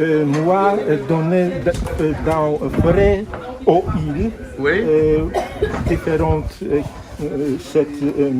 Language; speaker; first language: French; non-native, learner; Polish